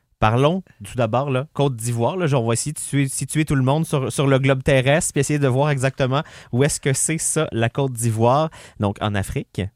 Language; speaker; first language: French; native; French